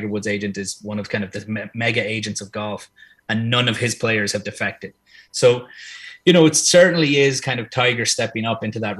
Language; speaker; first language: English; native; English